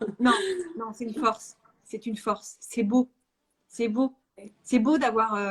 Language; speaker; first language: French; native; French